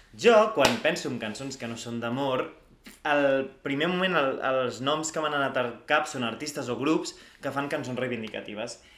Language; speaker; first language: Catalan; native; Catalan